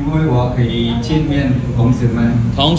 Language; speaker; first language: Chinese; non-native, learner; Khmer